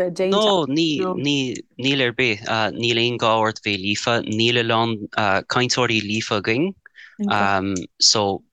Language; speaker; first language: Irish; non-native, fluent; English